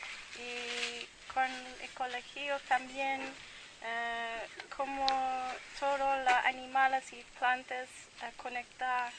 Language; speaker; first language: Spanish; non-native, learner; English